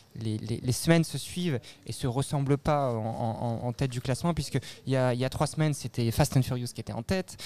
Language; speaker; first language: French; native; French